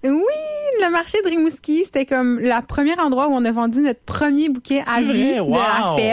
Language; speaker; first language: French; native; French